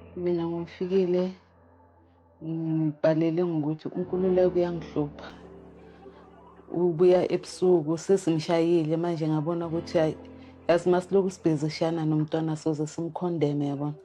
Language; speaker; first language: Zulu; native; Zulu